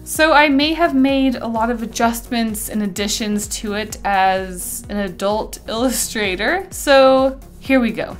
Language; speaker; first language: English; native; English